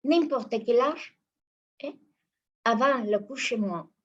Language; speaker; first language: French; non-native, fluent; Spanish